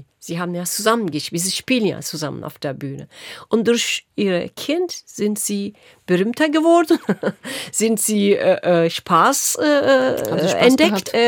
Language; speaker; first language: German; non-native, local second language; Turkish